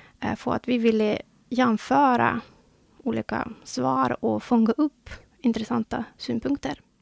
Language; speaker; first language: Swedish; non-native, fluent; Russian